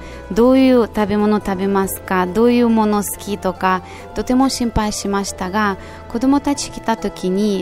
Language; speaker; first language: Japanese; non-native, fluent; Russian